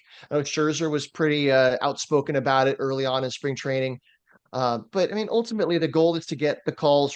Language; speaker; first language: English; native; English